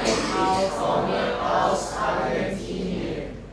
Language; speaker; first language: German; non-native, learner; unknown